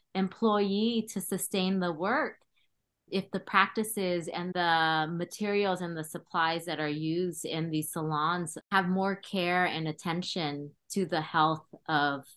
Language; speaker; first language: English; early bilingual, other home language; Khmer